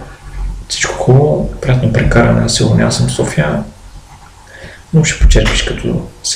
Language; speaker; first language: Bulgarian; native; Bulgarian